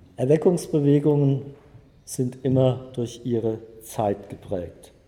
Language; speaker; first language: German; native; German